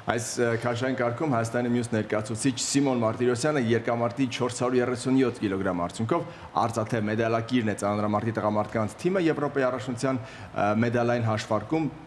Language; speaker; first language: Armenian; native; Armenian